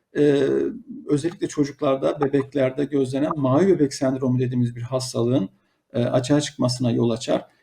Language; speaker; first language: Turkish; native; Turkish